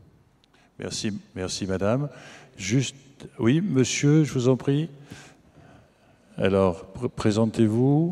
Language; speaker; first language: French; native; French